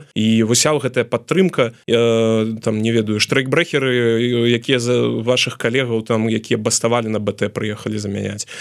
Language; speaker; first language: Belarusian; non-native, local second language; Russian